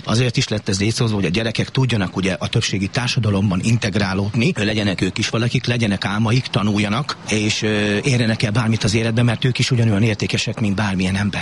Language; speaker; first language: Hungarian; native; Hungarian